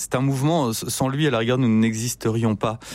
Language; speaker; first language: French; native; French